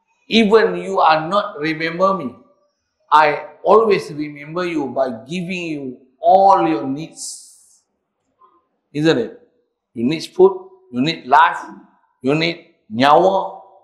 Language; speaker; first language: English; non-native, local second language; Malay